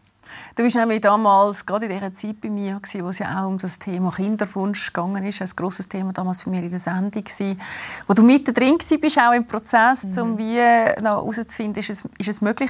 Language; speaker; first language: German; native; German